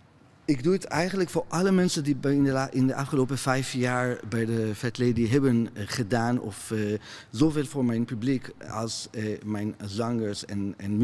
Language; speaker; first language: Dutch; non-native, fluent; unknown